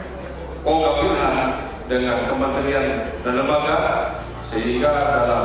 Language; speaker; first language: Indonesian; native; Indonesian